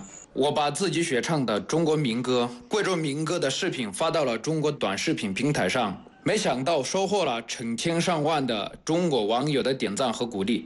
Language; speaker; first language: Chinese; non-native, fluent; Kinyarwanda